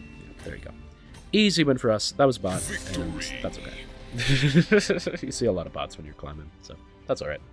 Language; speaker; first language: English; native; English